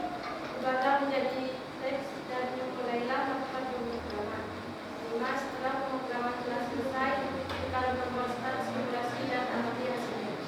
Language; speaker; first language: Indonesian; native; Indonesian